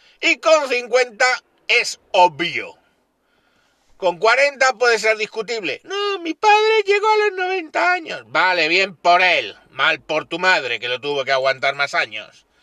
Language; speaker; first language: Spanish; native; Spanish